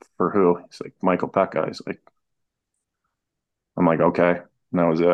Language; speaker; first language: English; native; English